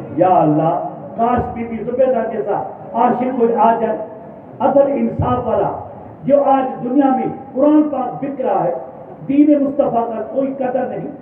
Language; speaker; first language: Urdu; non-native, local second language; Sindhi